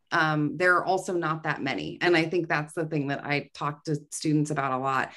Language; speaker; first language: English; native; English